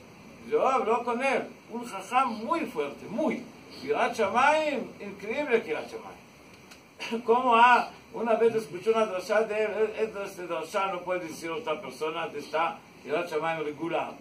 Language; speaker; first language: Spanish; non-native, learner; Hebrew